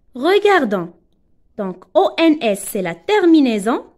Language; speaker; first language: French; non-native, local second language; Arabic